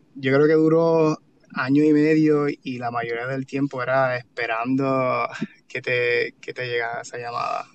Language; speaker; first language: Spanish; native; Spanish